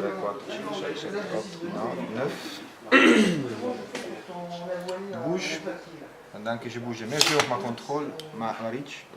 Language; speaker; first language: French; non-native, learner; Italian